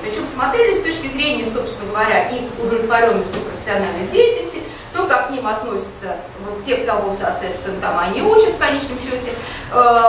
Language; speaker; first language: Russian; native; Russian